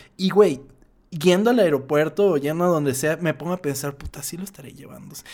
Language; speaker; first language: Spanish; non-native, fluent; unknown